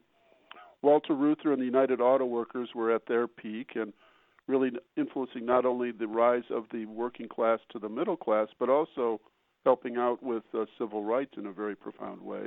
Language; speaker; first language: English; native; English